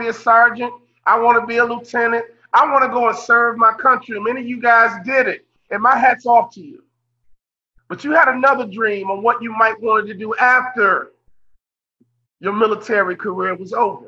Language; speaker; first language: English; native; English